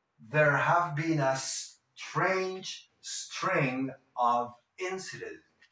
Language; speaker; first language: English; non-native, fluent; Spanish